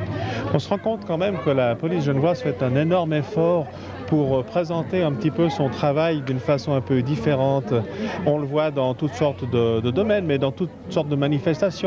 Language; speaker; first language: French; native; French